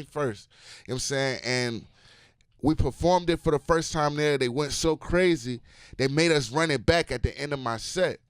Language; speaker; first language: English; native; English